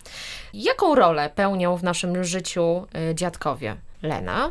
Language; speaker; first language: Polish; native; Polish